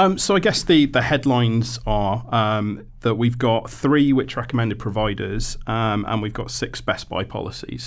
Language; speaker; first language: English; native; English